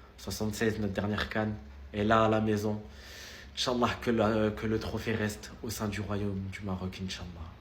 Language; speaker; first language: French; early bilingual, other home language; Arabic